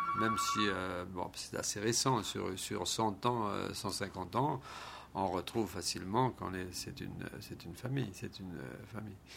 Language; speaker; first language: French; native; French